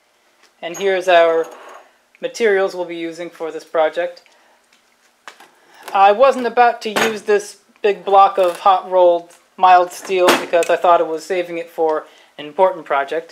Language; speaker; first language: English; native; English